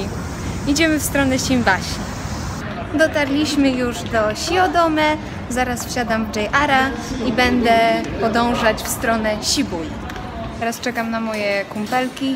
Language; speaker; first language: Polish; native; Polish